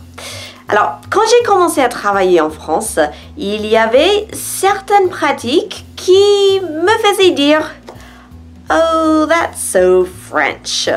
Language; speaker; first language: French; non-native, fluent; English